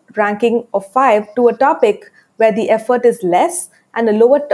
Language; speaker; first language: English; non-native, local second language; Tamil